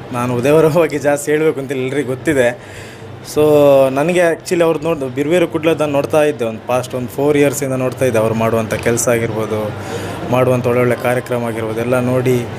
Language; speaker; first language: Kannada; non-native, local second language; Tulu